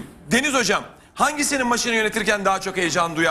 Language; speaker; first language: Turkish; native; Turkish